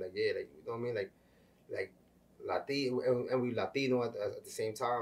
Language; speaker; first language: English; early bilingual, other home language; Spanish